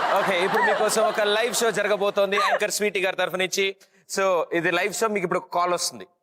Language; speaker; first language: Telugu; native; Telugu